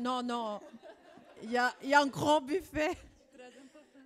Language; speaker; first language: French; non-native, fluent; German